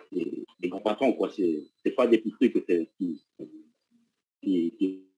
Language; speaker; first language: French; non-native, local second language; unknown